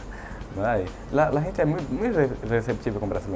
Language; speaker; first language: Spanish; non-native, learner; Portuguese